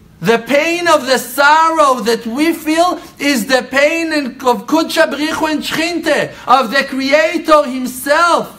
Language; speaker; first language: English; non-native, fluent; Hebrew